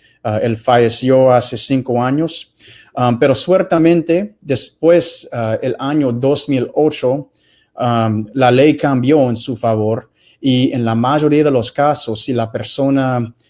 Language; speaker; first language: Spanish; non-native, fluent; English